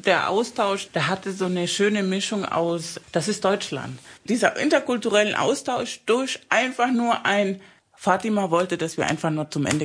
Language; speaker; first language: German; early bilingual, other home language; Spanish